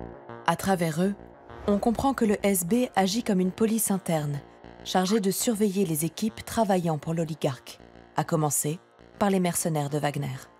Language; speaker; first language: French; native; French